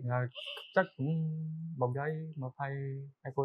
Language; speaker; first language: Vietnamese; early bilingual, heritage; Vietnamese